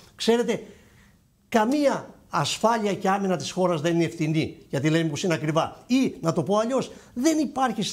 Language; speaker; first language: Greek; native; Greek